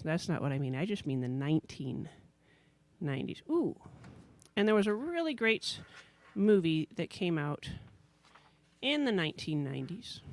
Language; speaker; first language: English; native; English